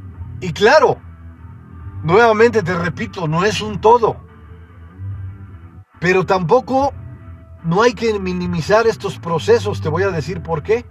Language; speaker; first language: Spanish; native; Spanish